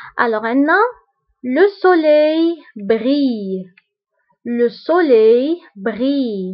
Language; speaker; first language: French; non-native, local second language; Arabic